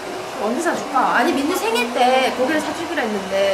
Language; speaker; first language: Korean; native; Korean